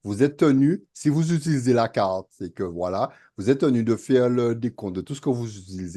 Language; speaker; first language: French; native; French